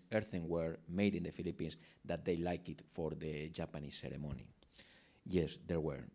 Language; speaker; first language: English; non-native, fluent; Spanish